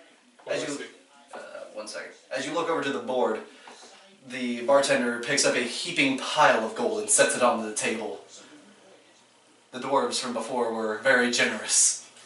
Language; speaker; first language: English; native; English